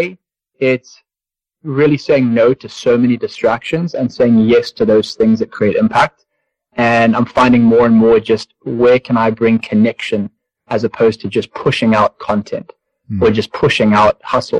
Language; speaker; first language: English; native; English